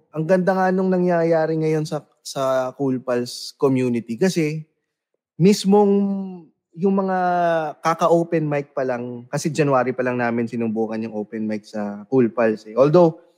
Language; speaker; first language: Filipino; native; Filipino